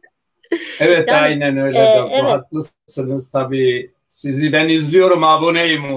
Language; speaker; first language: Turkish; non-native, local second language; Zaza